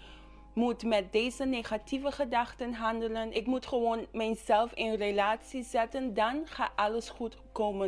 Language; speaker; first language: Dutch; non-native, local second language; English